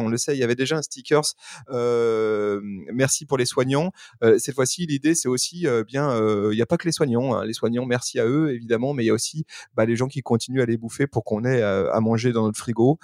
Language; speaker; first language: French; native; French